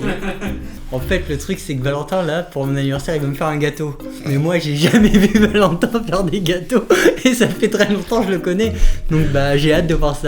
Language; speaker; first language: French; native; French